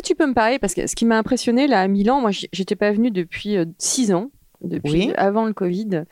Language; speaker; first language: French; native; French